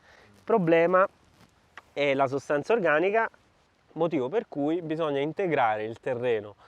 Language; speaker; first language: Italian; native; Italian